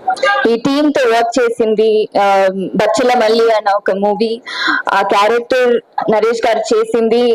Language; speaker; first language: Telugu; non-native, fluent; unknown